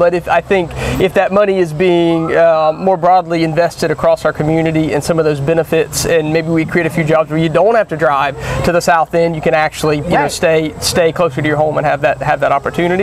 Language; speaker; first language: English; native; English